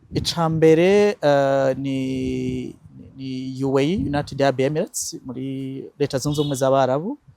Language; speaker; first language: Rundi; native; Rundi